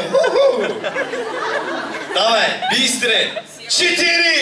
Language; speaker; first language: Russian; non-native, learner; Turkish